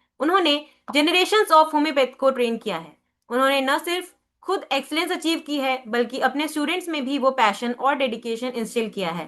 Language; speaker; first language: Hindi; native; Hindi